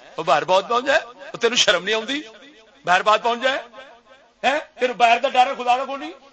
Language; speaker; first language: Urdu; non-native, local second language; Punjabi